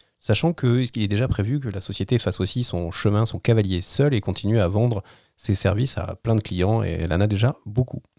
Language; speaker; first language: French; native; French